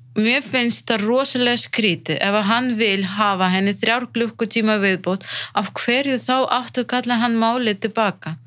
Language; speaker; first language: Icelandic; non-native, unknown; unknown